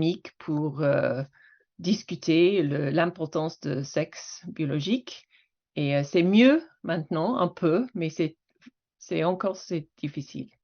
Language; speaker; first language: French; non-native, fluent; English